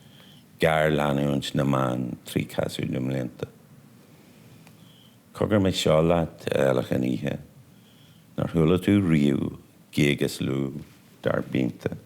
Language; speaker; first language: Irish; non-native, local second language; English